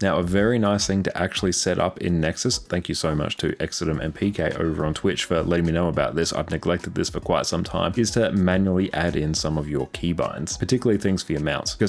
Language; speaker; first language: English; native; English